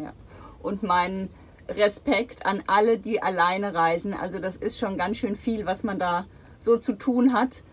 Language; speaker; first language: German; native; German